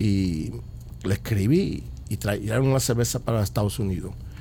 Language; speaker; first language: Spanish; early bilingual, heritage; Spanish